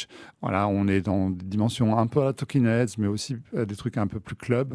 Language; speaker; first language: French; native; French